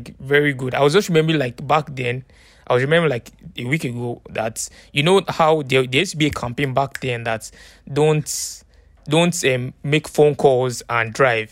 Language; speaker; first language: English; non-native, local second language; Yoruba